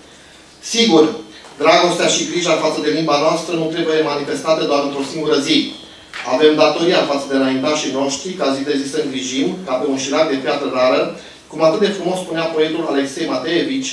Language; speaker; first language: Romanian; native; Romanian